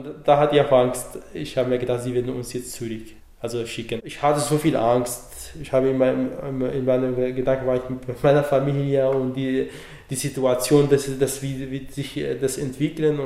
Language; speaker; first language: German; non-native, fluent; Arabic